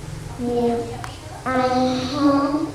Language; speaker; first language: English; non-native, learner; Vietnamese